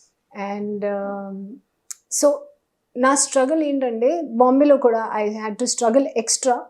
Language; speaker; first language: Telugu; non-native, learner; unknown